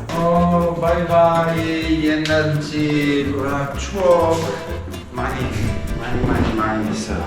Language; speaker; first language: Korean; non-native, learner; Italian